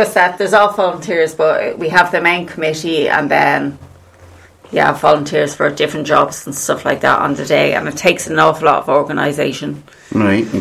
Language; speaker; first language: English; native; English